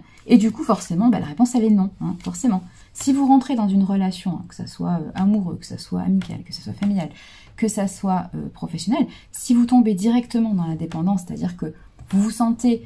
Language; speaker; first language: French; native; French